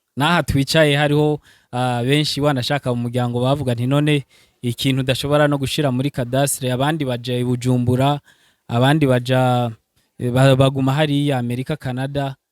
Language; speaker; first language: Rundi; early bilingual, heritage; Rundi